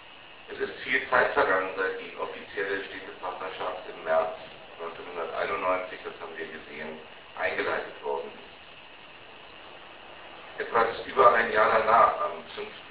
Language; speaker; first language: German; native; German